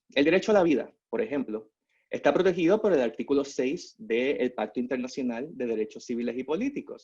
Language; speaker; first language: Spanish; native; Spanish